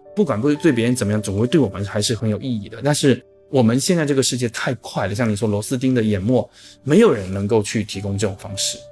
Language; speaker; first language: Chinese; non-native, local second language; Min Nan Chinese